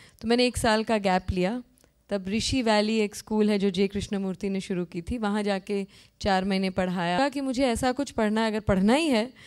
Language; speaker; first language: Hindi; native; Hindi